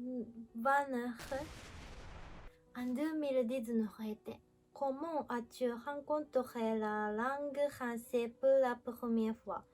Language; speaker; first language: French; non-native, learner; Japanese